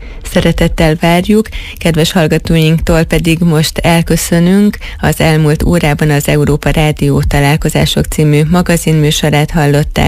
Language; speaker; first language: Hungarian; native; Hungarian